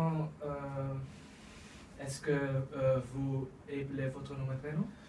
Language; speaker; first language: French; non-native, learner; Dutch